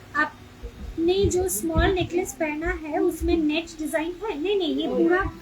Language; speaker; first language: Hindi; non-native, local second language; Bangla